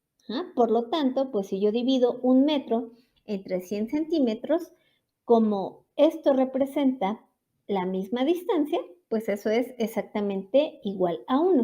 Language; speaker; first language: Spanish; native; Spanish